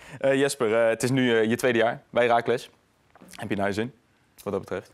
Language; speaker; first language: Dutch; native; Dutch